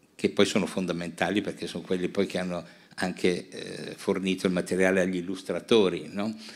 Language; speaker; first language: Italian; native; Italian